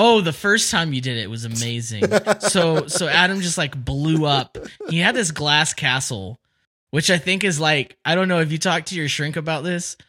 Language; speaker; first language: English; native; English